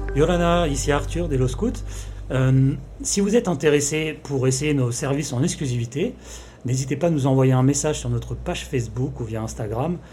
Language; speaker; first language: French; native; French